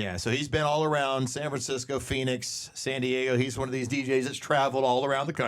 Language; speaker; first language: English; native; English